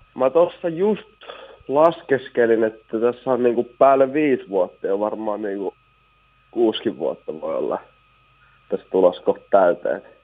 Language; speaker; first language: Finnish; native; Finnish